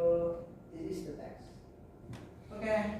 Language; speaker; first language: English; non-native, learner; Indonesian